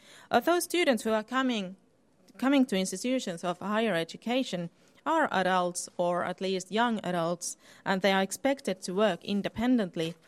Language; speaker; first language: English; non-native, fluent; Finnish